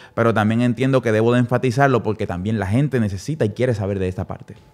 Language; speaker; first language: Spanish; native; Spanish